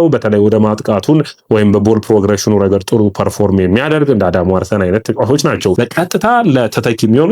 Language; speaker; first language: Amharic; native; Amharic